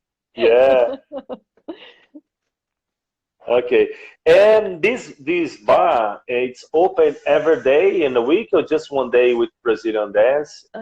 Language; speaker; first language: English; non-native, learner; Portuguese